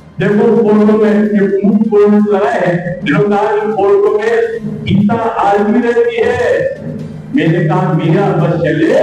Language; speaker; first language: Hindi; native; Hindi